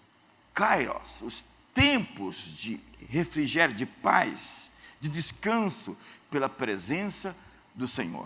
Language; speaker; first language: Portuguese; native; Portuguese